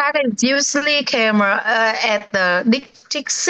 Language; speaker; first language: English; non-native, learner; Vietnamese